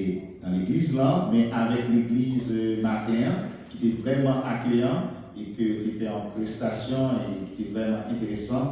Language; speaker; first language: French; non-native, local second language; Haitian Creole